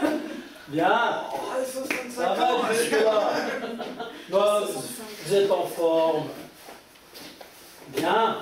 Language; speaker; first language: French; native; French